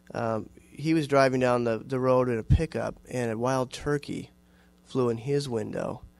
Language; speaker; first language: English; native; English